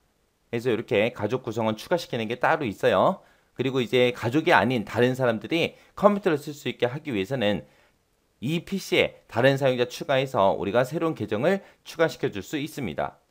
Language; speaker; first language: Korean; native; Korean